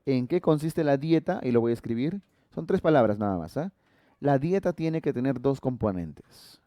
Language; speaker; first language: Spanish; native; Spanish